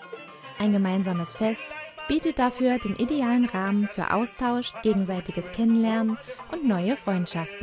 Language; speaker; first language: German; native; German